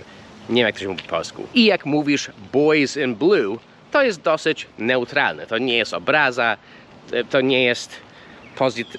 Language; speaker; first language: Polish; non-native, fluent; English